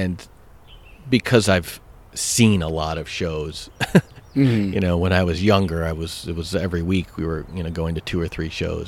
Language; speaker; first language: English; native; English